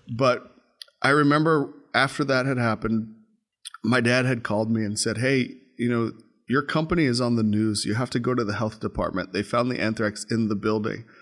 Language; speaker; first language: English; native; English